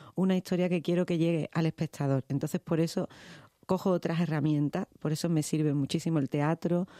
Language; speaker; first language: Spanish; native; Spanish